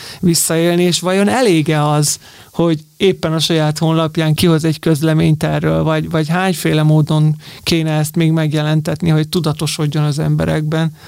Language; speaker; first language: Hungarian; native; Hungarian